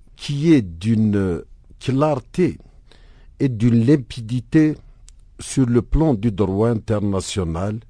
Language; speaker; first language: French; non-native, local second language; Arabic